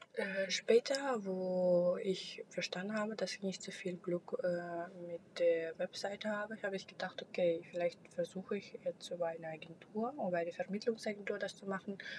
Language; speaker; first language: German; non-native, fluent; Russian